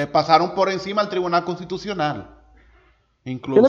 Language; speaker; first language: Spanish; native; Spanish